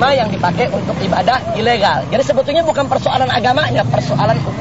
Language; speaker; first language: Indonesian; native; Indonesian